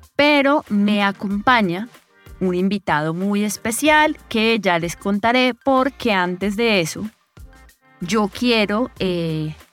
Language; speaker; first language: Spanish; native; Spanish